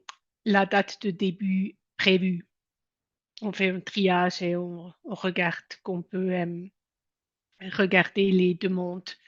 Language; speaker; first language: French; non-native, local second language; German